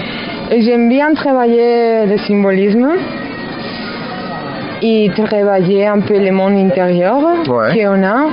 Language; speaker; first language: French; non-native, fluent; Spanish